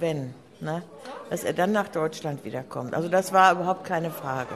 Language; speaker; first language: German; native; German